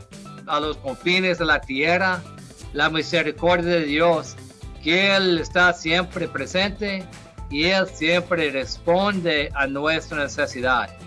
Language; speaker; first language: Spanish; non-native, fluent; English